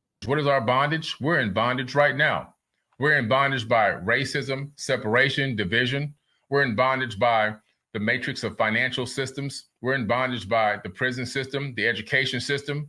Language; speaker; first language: English; native; English